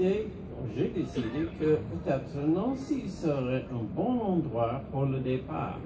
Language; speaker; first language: French; non-native, learner; English